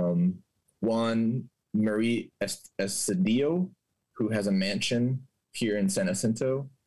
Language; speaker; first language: English; native; English